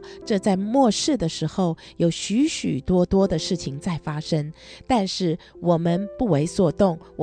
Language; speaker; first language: Chinese; native; Chinese